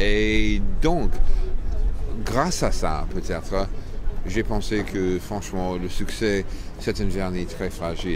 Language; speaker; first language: French; non-native, fluent; English